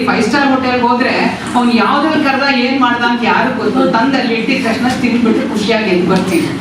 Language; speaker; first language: Kannada; non-native, local second language; Tamil